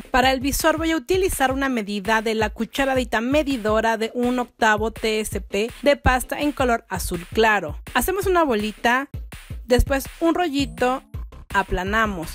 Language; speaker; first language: Spanish; native; Spanish